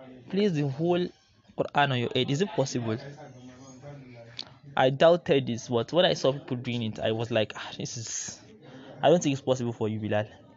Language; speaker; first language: English; non-native, local second language; Yoruba